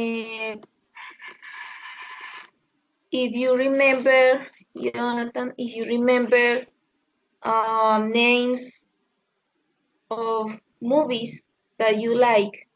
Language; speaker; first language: English; non-native, fluent; Spanish